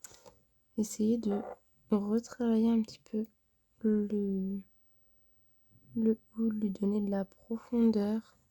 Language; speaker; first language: French; native; French